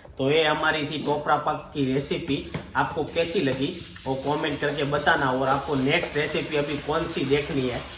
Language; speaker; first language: Hindi; non-native, local second language; Gujarati